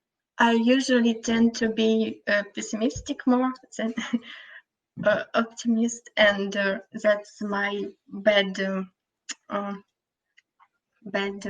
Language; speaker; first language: English; non-native, fluent; Russian